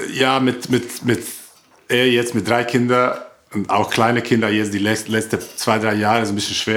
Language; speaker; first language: German; non-native, learner; Croatian